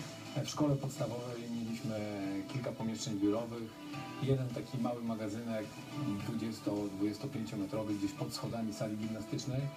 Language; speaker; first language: Polish; native; Polish